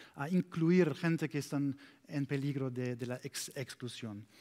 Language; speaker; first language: Spanish; non-native, fluent; German